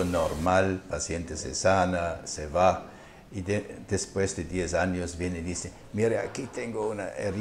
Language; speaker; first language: Spanish; non-native, fluent; German